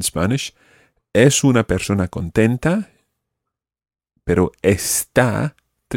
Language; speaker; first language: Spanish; non-native, fluent; English